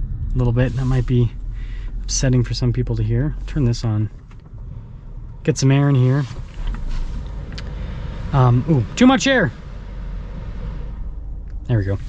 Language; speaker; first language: English; native; English